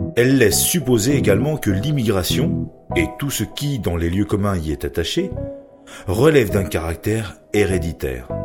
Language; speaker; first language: French; native; French